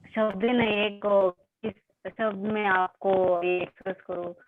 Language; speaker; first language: Hindi; non-native, local second language; Marathi